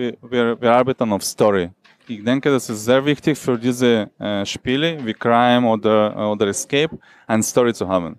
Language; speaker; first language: German; non-native, learner; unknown